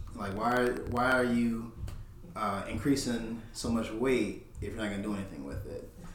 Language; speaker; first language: English; native; English